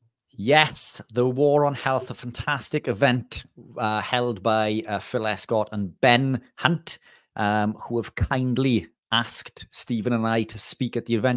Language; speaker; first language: English; native; English